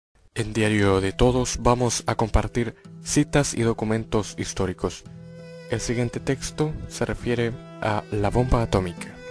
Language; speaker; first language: Spanish; native; Spanish